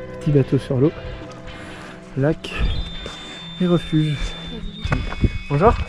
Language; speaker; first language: French; native; French